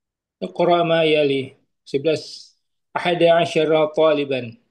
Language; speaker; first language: Arabic; non-native, learner; Indonesian